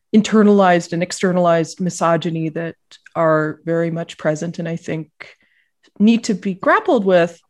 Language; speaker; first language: English; native; English